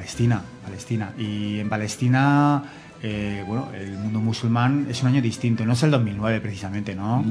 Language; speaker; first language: Spanish; native; Spanish